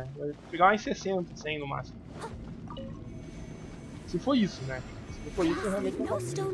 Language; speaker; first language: Portuguese; native; Portuguese